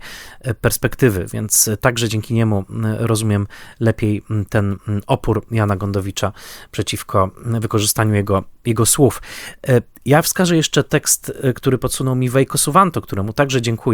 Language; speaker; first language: Polish; native; Polish